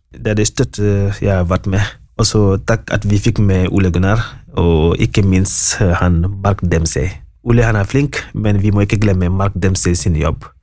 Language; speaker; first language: Norwegian; non-native, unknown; Wolof